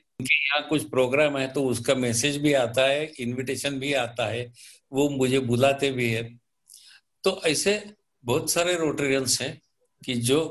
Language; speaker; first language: Hindi; non-native, local second language; Marathi